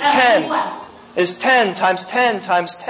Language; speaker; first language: English; native; English